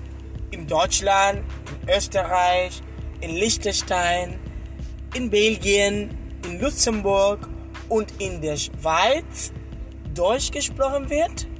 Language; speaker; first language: German; non-native, fluent; Spanish